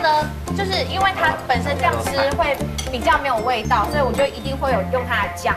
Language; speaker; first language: Chinese; native; Chinese